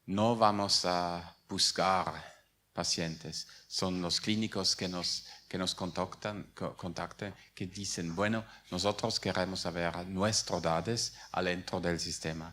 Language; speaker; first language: Spanish; non-native, fluent; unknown